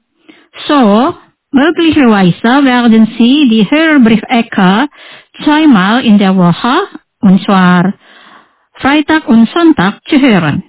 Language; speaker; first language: German; non-native, fluent; Indonesian